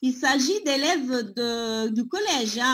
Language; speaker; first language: French; non-native, fluent; Italian